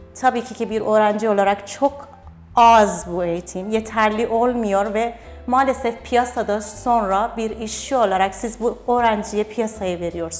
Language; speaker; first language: Turkish; non-native, fluent; Persian